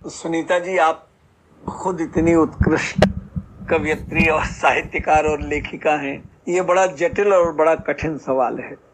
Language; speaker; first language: Hindi; native; Hindi